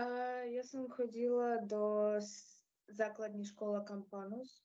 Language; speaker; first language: Czech; non-native, learner; Ukrainian